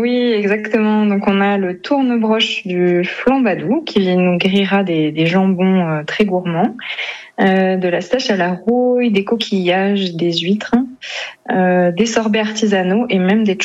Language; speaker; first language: French; native; French